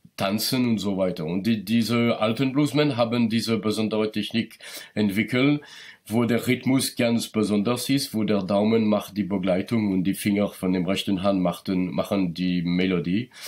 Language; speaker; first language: German; non-native, local second language; French